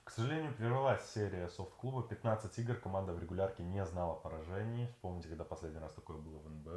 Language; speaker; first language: Russian; native; Russian